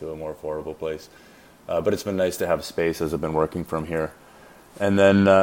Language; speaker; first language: English; native; English